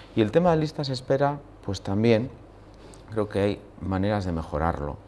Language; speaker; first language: Spanish; native; Spanish